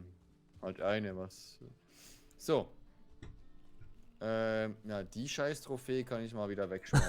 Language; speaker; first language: German; native; German